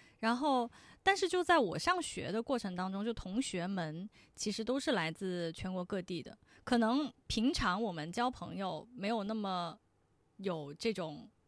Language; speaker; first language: Chinese; non-native, local second language; Cantonese